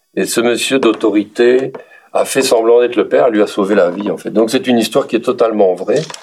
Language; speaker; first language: French; native; French